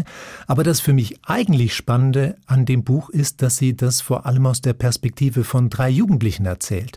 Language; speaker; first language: German; native; German